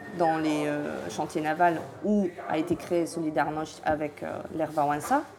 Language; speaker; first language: French; early bilingual, other home language; Polish